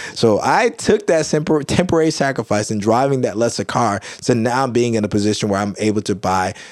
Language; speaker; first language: English; native; English